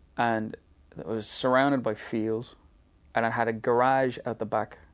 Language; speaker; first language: English; native; English